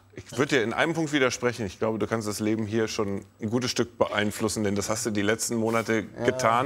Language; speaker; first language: German; native; German